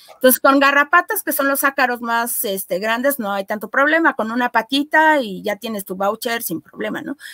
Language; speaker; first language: Spanish; native; Spanish